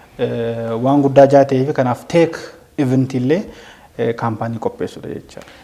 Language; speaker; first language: Oromo; native; Oromo